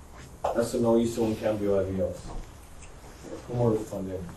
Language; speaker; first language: Spanish; non-native, learner; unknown